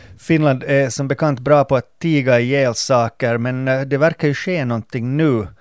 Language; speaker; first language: Swedish; native; Swedish